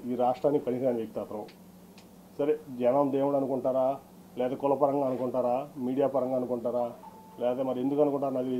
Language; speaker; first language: Telugu; native; Telugu